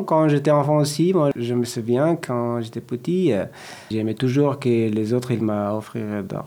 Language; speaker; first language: French; non-native, learner; Persian